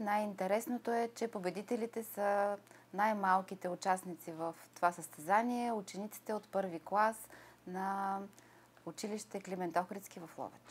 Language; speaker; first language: Bulgarian; native; Bulgarian